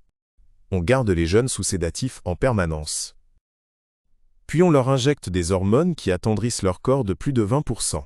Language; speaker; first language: French; native; French